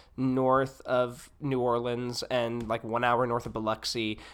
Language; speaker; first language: English; native; English